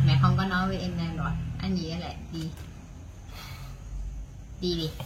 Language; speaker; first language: Vietnamese; non-native, learner; Thai